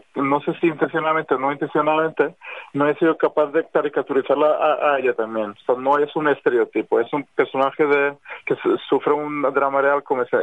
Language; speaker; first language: Spanish; non-native, fluent; Serbian